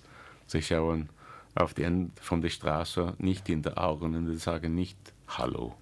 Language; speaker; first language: German; non-native, learner; English